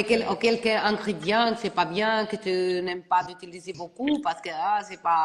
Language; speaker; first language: French; non-native, learner; Portuguese